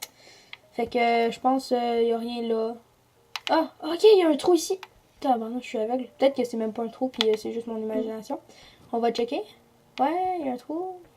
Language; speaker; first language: French; native; French